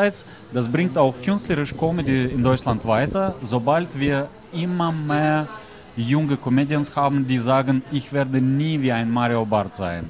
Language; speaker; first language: German; non-native, fluent; Russian